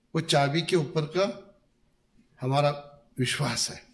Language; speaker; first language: Hindi; non-native, local second language; Marathi